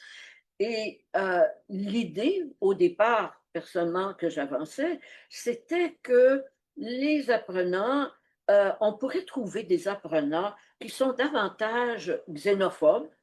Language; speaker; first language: French; native; French